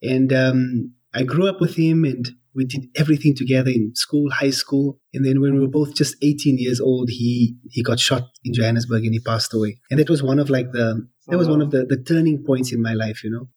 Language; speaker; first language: English; native; English